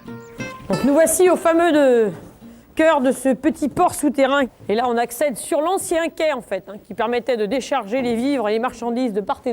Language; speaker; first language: French; native; French